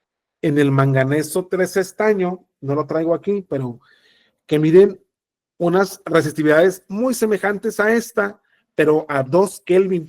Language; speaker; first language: Spanish; native; Spanish